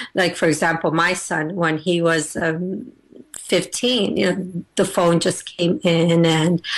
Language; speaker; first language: English; native; English